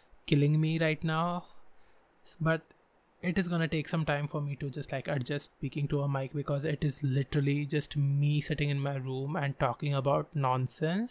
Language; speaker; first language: English; non-native, local second language; Marathi